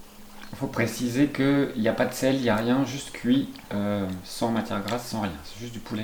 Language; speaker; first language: French; native; French